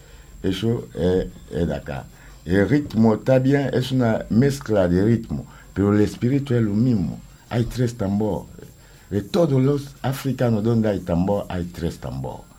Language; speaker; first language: Spanish; non-native, learner; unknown